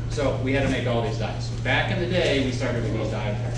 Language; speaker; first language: English; native; English